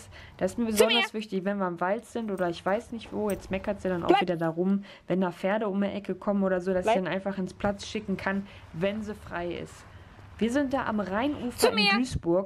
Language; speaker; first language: German; native; German